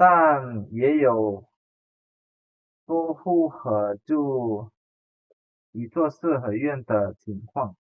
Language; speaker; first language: Chinese; non-native, fluent; Indonesian